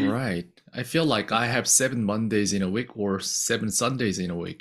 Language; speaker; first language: English; non-native, fluent; Korean